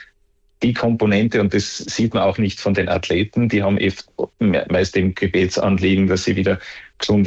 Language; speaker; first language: German; native; German